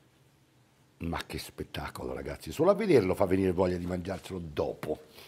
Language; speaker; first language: Italian; native; Italian